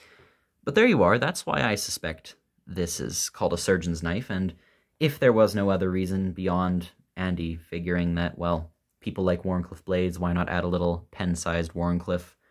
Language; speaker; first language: English; native; English